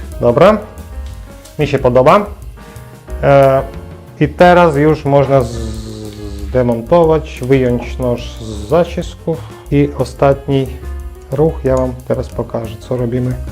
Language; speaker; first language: Polish; non-native, learner; Ukrainian